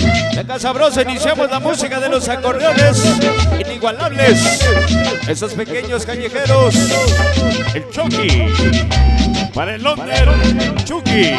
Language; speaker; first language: Spanish; native; Spanish